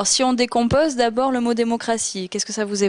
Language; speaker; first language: French; native; French